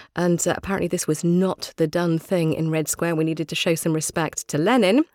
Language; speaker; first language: English; native; English